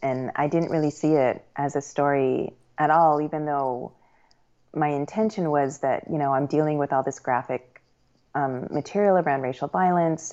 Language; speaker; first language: English; native; English